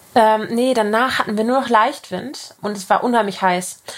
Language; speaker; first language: German; native; German